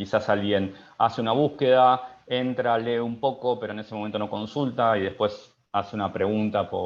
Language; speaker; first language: Spanish; native; Spanish